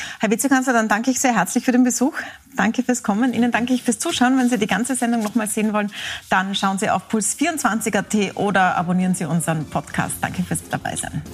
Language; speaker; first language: German; native; German